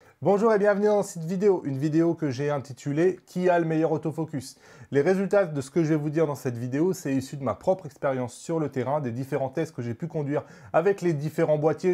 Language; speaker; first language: French; native; French